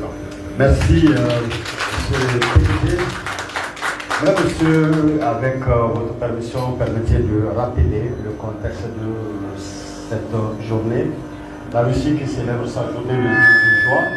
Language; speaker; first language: French; native; French